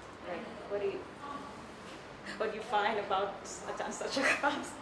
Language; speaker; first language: English; non-native, learner; Thai